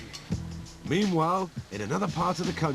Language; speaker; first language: English; native; English